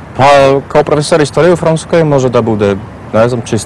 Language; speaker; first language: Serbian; non-native, fluent; French